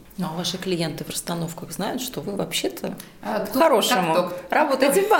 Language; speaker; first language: Russian; native; Russian